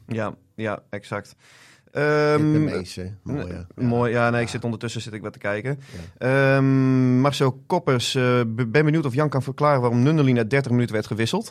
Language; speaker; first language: Dutch; native; Dutch